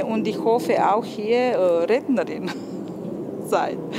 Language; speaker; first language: German; non-native, learner; Romanian